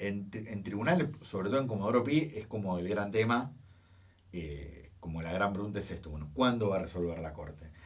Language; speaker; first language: Spanish; native; Spanish